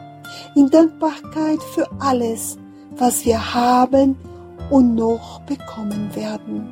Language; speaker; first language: German; non-native, fluent; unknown